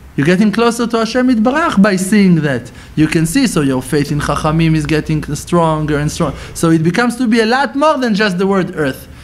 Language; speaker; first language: English; non-native, fluent; Hebrew